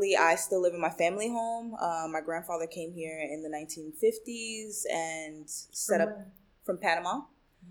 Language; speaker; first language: English; early bilingual, other home language; Spanish